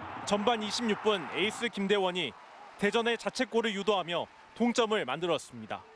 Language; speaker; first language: Korean; native; Korean